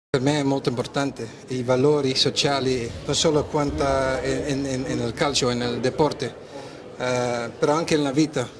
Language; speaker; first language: Italian; non-native, learner; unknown